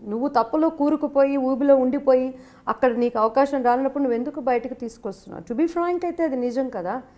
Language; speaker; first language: Telugu; native; Telugu